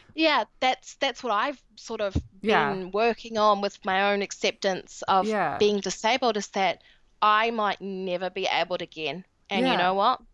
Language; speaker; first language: English; native; English